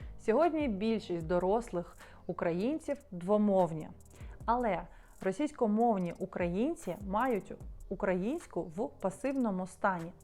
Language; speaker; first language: Ukrainian; non-native, local second language; Russian